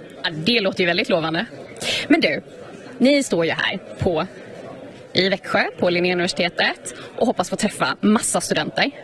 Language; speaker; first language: Swedish; native; Swedish